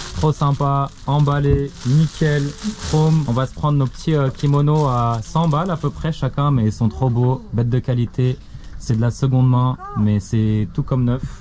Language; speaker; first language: French; early bilingual, other home language; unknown